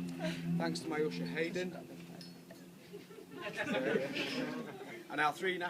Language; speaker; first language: English; native; English